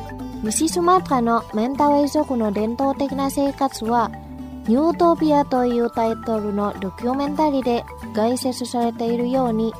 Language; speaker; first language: Japanese; non-native, fluent; Indonesian